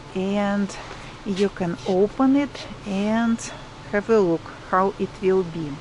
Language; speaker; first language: English; non-native, fluent; Russian